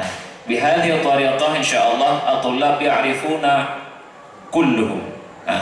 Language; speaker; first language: Arabic; non-native, fluent; Indonesian